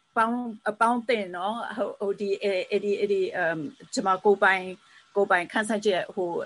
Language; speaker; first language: Burmese; early bilingual, heritage; Burmese